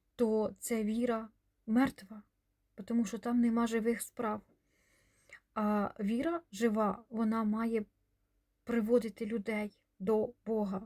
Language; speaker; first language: Ukrainian; non-native, local second language; Russian